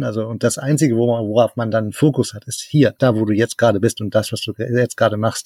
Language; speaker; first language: German; native; German